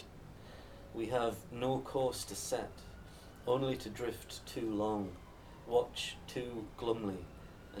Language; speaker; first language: English; native; English